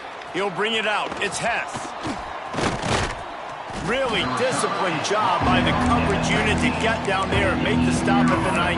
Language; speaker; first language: English; native; English